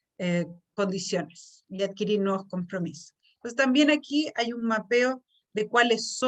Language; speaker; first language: Spanish; native; Spanish